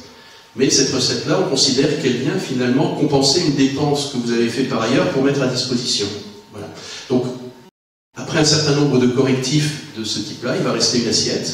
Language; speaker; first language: French; native; French